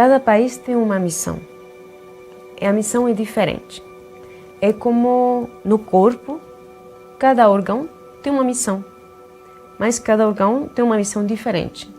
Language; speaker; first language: Portuguese; non-native, fluent; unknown